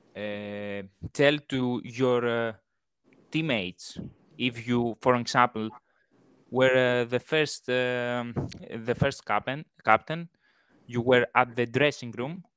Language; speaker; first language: English; non-native, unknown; Greek